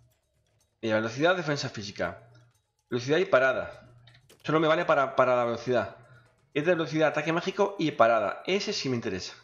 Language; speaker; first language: Spanish; native; Spanish